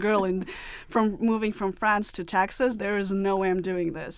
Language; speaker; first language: English; non-native, fluent; Russian